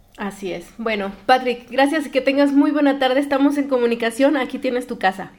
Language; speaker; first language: Spanish; native; Spanish